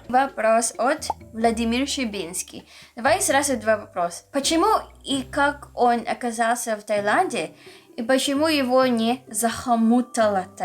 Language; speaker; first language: Russian; non-native, learner; Filipino